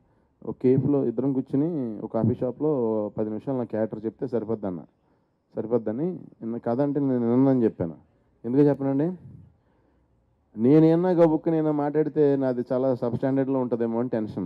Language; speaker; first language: Telugu; native; Telugu